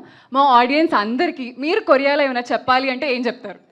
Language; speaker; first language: Telugu; native; Telugu